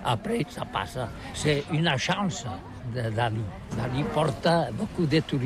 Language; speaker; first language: French; non-native, learner; Catalan